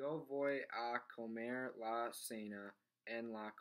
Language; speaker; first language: Spanish; non-native, learner; English